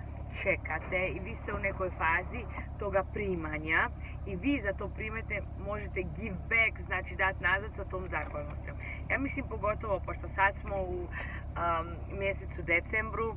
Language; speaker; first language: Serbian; early bilingual, heritage; Serbian